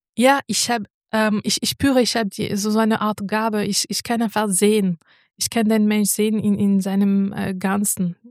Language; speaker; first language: German; non-native, fluent; French